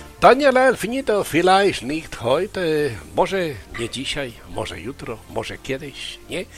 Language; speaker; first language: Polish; native; Polish